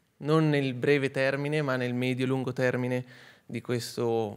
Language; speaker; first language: Italian; native; Italian